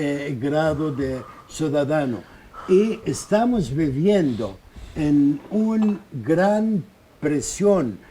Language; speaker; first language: Spanish; non-native, fluent; Arabic